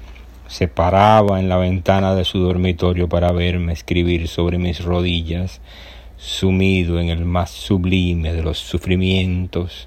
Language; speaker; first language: Spanish; native; Spanish